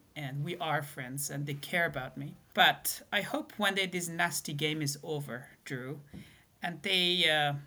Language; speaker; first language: English; non-native, fluent; Persian